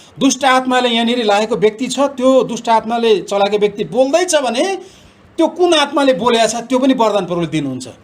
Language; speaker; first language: Nepali; non-native, local second language; Eastern Tamang